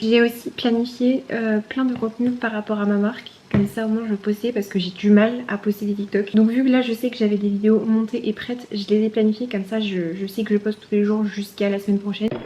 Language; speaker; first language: French; native; French